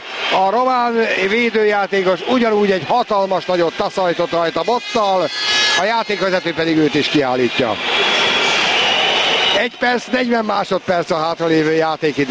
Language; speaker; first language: Hungarian; native; Hungarian